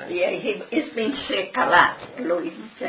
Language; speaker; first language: Italian; non-native, local second language; Friulian